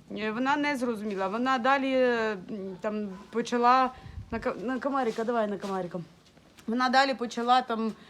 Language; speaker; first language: Ukrainian; non-native, local second language; Russian